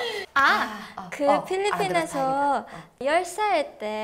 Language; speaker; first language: Korean; non-native, learner; Filipino